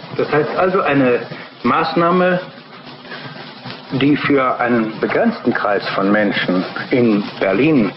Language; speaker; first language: German; native; German